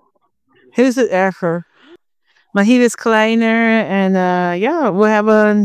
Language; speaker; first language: Dutch; non-native, fluent; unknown